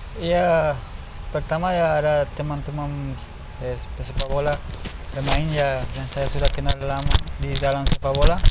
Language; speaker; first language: Indonesian; non-native, learner; Spanish